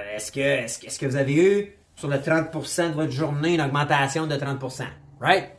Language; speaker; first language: French; native; French